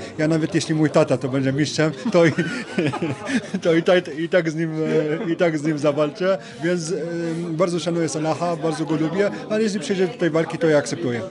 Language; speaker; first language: Polish; non-native, fluent; French